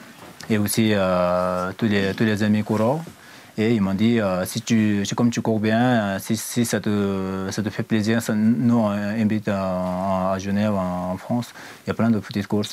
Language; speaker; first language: French; non-native, fluent; Sherpa